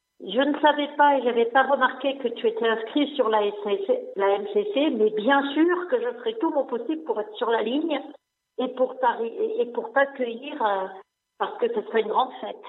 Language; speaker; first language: French; non-native, local second language; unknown